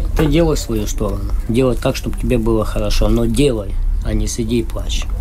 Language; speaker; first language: Russian; non-native, local second language; Ukrainian